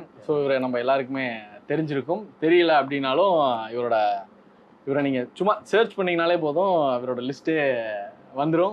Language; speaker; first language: Tamil; native; Tamil